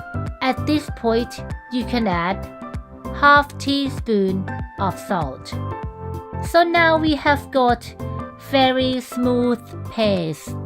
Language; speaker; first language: English; non-native, fluent; Thai